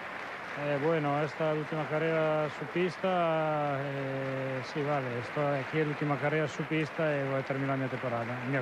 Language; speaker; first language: Spanish; non-native, learner; Italian